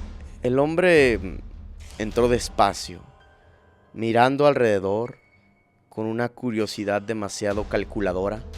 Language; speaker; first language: Spanish; native; Spanish